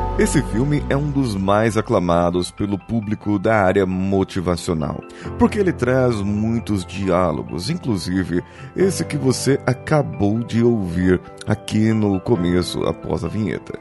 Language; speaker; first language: Portuguese; native; Portuguese